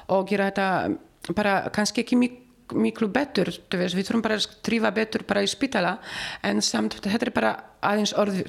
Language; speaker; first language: Icelandic; non-native, learner; Polish